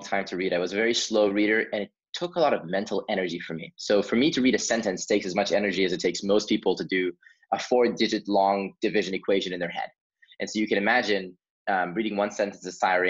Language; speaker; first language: English; early bilingual, other home language; Hebrew